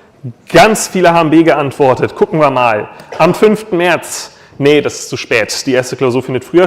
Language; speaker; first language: German; native; German